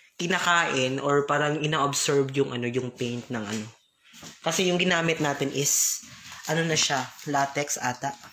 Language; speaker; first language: Filipino; non-native, local second language; Cebuano